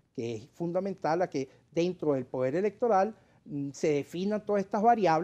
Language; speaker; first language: Spanish; native; Spanish